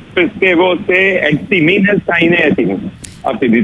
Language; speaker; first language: Greek; non-native, fluent; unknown